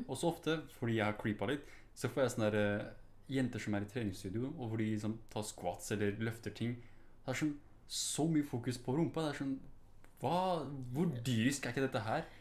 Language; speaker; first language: Norwegian; early bilingual, other home language; Arabic